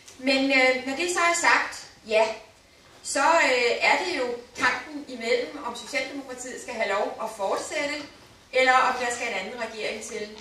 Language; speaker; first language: Danish; native; Danish